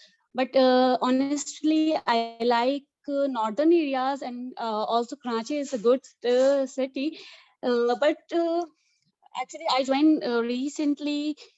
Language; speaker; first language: English; non-native, local second language; Urdu